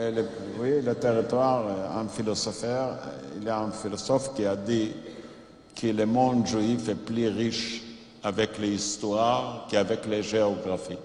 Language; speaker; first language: French; non-native, fluent; Yiddish